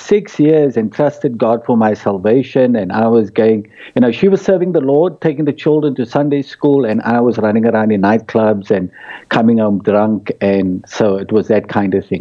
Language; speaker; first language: English; native; English